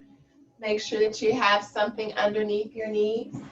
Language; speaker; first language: English; native; English